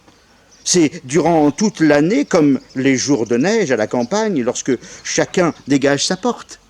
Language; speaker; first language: French; native; French